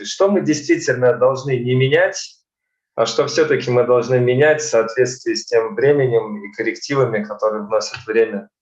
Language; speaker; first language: Russian; native; Russian